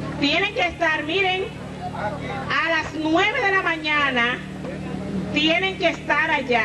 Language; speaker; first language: Spanish; native; Spanish